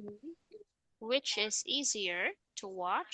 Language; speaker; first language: English; non-native, fluent; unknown